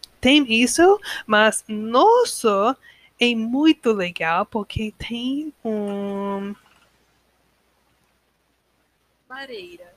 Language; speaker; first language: Portuguese; non-native, learner; English